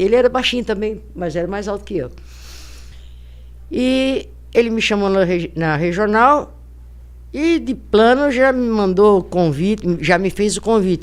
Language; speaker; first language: Portuguese; native; Portuguese